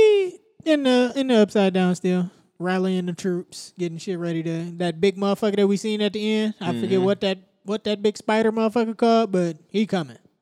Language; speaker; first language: English; native; English